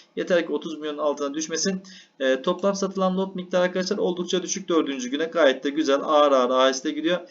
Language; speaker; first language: Turkish; native; Turkish